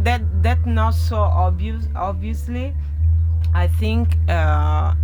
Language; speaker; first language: English; non-native, learner; Italian